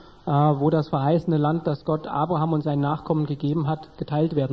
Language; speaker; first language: German; native; German